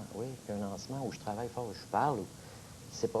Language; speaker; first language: French; native; French